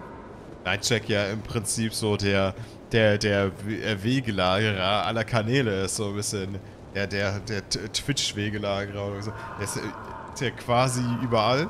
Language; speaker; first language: German; native; German